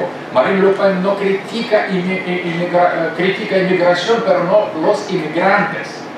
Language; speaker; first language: Spanish; non-native, fluent; Russian